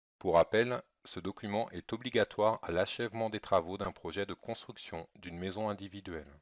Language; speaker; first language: French; native; French